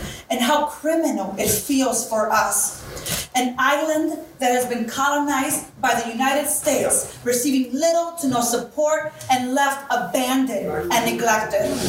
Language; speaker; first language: English; early bilingual, other home language; Spanish